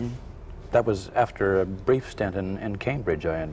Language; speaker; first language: English; native; English